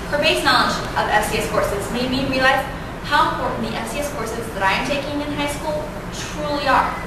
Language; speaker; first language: English; native; English